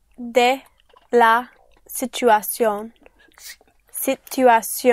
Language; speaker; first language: Spanish; non-native, learner; English